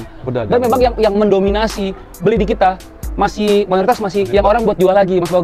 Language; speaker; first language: Indonesian; native; Indonesian